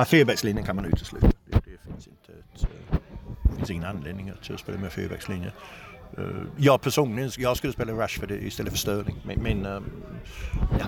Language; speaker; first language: Swedish; non-native, fluent; English